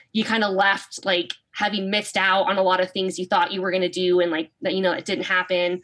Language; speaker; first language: English; native; English